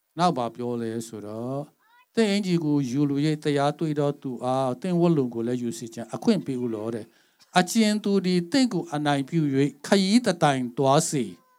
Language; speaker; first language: Burmese; non-native, local second language; Tedim Chin